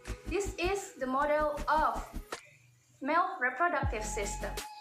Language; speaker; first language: English; non-native, fluent; Indonesian